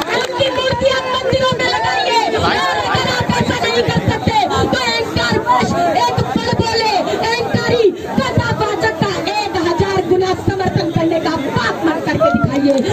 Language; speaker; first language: Hindi; native; Hindi